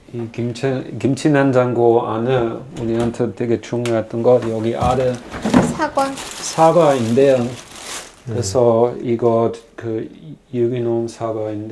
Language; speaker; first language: Korean; non-native, fluent; German